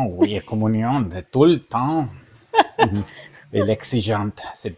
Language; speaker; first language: French; non-native, learner; Spanish